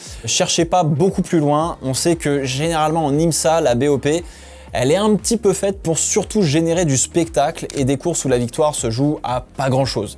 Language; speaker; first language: French; native; French